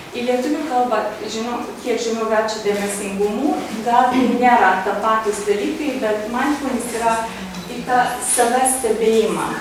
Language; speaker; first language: Lithuanian; non-native, fluent; Hungarian